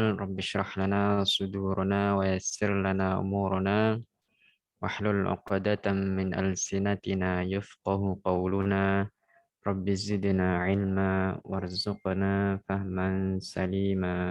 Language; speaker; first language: Arabic; non-native, fluent; Indonesian